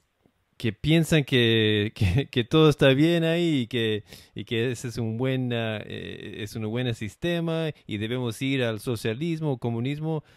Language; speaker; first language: Spanish; non-native, learner; English